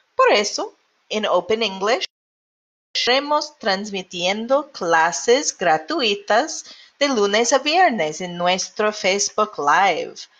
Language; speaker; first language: Spanish; non-native, learner; English